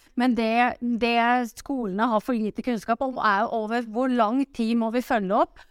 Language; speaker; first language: Norwegian; native; Norwegian